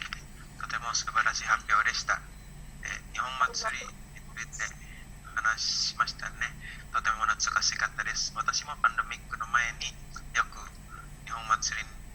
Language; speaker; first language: Japanese; non-native, learner; Indonesian